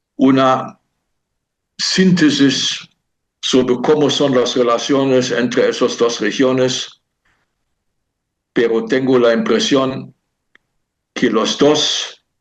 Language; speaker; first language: Spanish; non-native, fluent; German